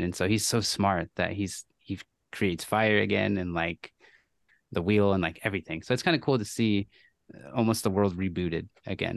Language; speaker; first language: English; native; English